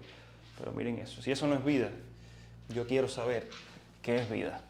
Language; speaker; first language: Spanish; native; Spanish